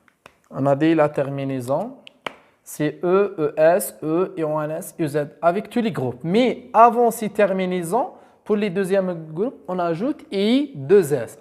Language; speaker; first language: French; non-native, local second language; Arabic